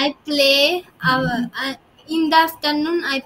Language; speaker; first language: English; non-native, learner; Bangla